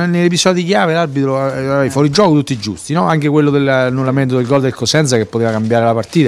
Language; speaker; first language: Italian; native; Italian